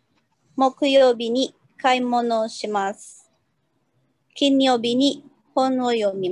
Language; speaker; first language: Japanese; non-native, learner; Filipino